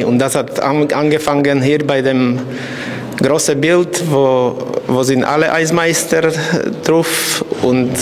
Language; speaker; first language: German; non-native, local second language; French